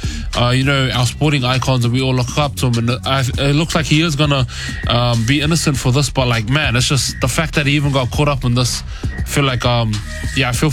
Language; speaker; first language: English; native; English